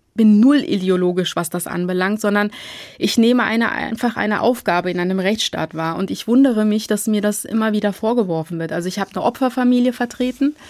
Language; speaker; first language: German; native; German